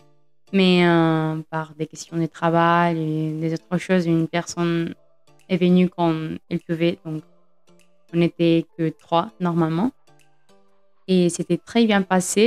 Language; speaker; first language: French; non-native, fluent; Spanish